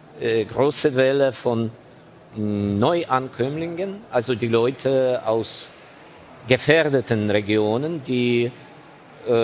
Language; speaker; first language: German; non-native, fluent; Ukrainian